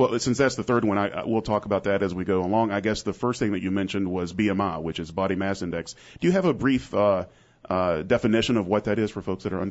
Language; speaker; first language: English; native; English